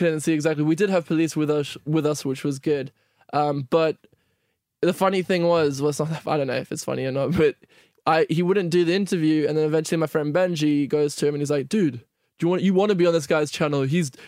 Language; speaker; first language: English; native; English